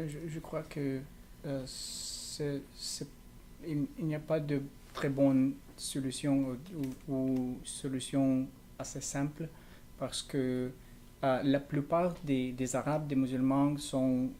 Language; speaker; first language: French; non-native, learner; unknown